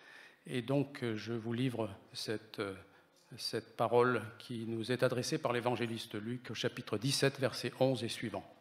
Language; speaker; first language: French; native; French